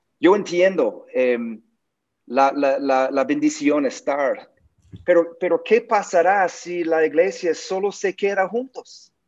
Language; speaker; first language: Spanish; non-native, learner; English